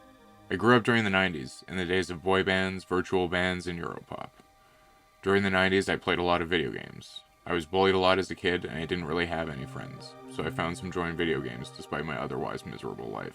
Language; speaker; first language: English; native; English